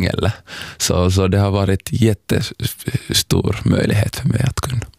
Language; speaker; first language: Swedish; non-native, local second language; Somali